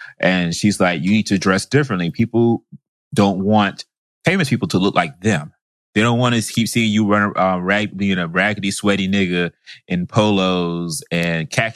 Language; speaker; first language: English; native; English